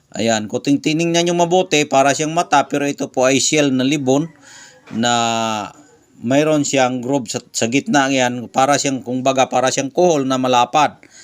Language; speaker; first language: Filipino; non-native, local second language; Cebuano